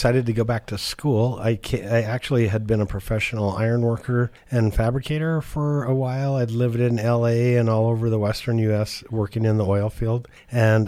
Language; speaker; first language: English; native; English